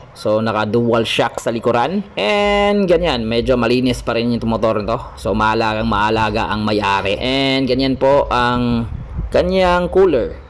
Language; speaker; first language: Filipino; non-native, local second language; Cebuano